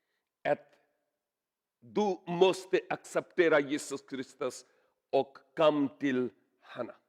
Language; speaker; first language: Swedish; non-native, learner; Urdu